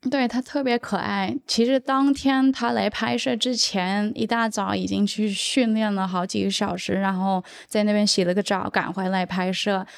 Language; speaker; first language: Chinese; early bilingual, heritage; Chinese